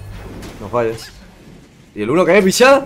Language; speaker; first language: Spanish; native; Spanish